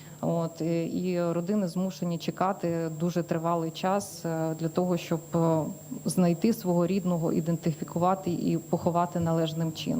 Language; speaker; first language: Ukrainian; native; Ukrainian